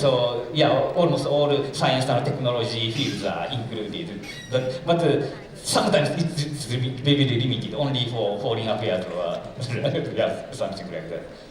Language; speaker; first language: English; non-native, fluent; Japanese